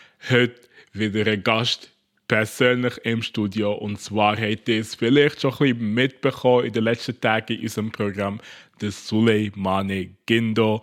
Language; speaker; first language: German; native; German